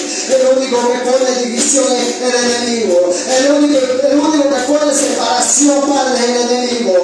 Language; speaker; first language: Spanish; native; Spanish